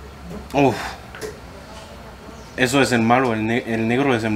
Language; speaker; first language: Spanish; non-native, learner; French